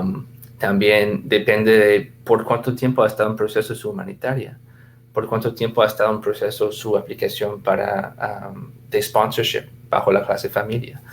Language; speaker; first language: Spanish; non-native, fluent; English